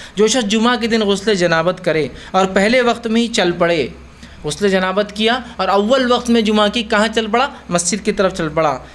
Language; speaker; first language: Urdu; native; Urdu